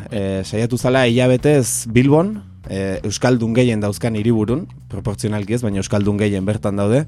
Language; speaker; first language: Basque; native; Basque